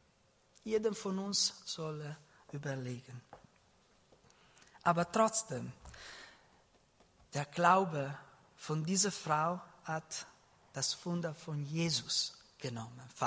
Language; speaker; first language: German; non-native, learner; Italian